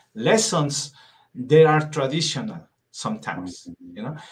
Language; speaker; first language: English; non-native, fluent; Spanish